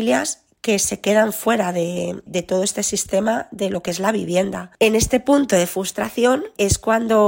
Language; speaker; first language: Spanish; native; Spanish